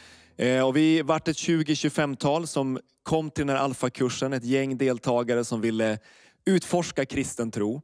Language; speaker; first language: Swedish; native; Swedish